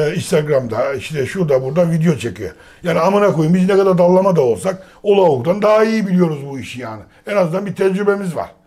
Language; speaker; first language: Turkish; native; Turkish